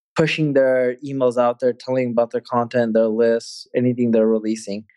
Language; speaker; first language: English; native; English